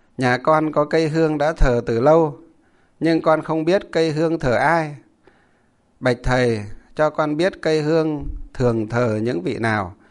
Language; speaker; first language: Vietnamese; non-native, local second language; Muong